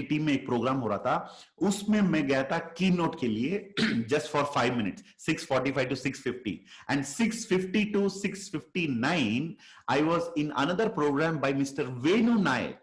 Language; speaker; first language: Hindi; native; Hindi